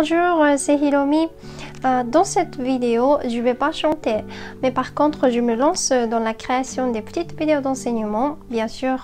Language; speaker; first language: French; non-native, fluent; Japanese